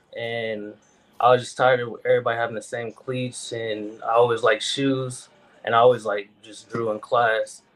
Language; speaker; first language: English; native; English